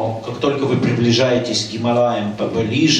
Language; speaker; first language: Russian; native; Russian